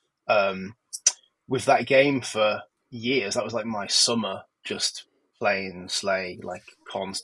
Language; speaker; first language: English; native; English